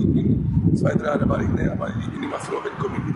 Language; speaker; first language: German; non-native, fluent; Croatian